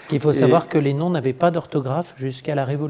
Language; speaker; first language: French; native; French